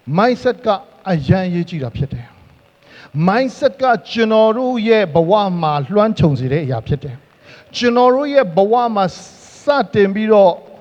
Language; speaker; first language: Burmese; non-native, local second language; Hakha Chin